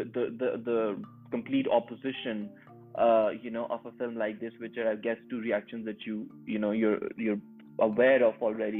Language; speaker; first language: English; non-native, local second language; Urdu